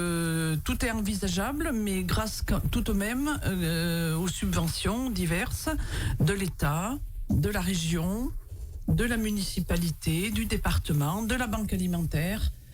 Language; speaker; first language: French; native; French